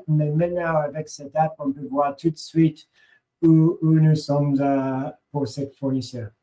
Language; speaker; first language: French; non-native, learner; English